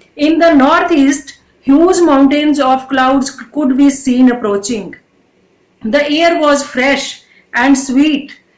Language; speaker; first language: English; non-native, local second language; Punjabi